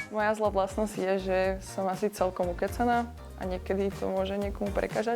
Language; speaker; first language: Slovak; early bilingual, other home language; Ukrainian